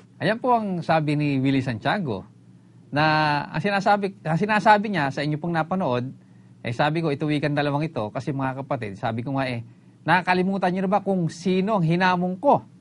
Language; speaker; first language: Filipino; native; Filipino